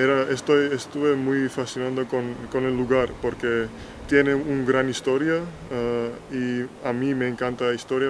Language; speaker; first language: Spanish; non-native, fluent; Georgian